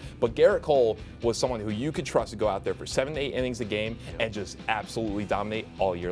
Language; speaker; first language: English; native; English